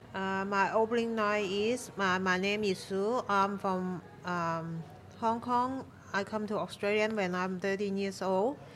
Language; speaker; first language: English; non-native, local second language; Cantonese